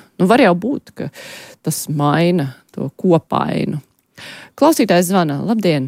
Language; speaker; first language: Latvian; native; Latvian